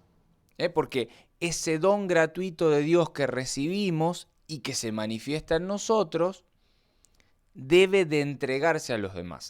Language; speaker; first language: Spanish; native; Spanish